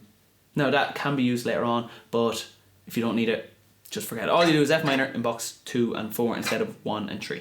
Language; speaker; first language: English; native; English